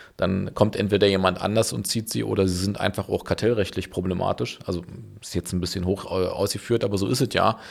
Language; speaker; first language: German; native; German